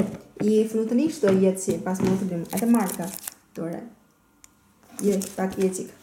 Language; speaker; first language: Russian; non-native, learner; Chinese